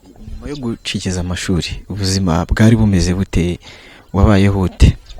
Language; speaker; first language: Kinyarwanda; native; Kinyarwanda